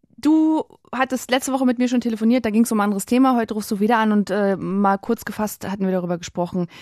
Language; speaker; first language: German; native; German